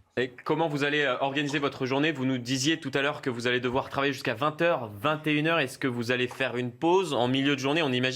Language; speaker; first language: French; native; French